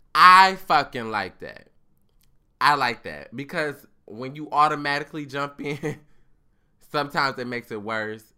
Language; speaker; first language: English; native; English